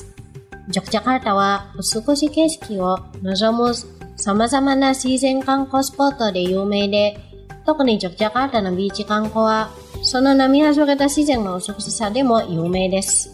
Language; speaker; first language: Japanese; non-native, learner; Indonesian